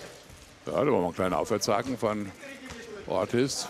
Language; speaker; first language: German; native; German